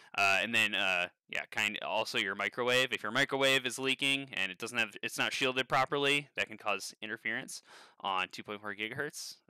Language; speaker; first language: English; native; English